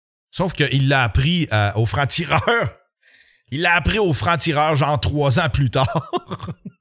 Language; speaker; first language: French; native; French